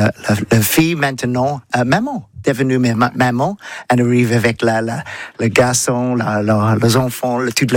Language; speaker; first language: French; non-native, learner; English